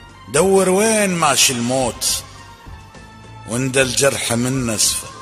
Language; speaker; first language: Arabic; native; Arabic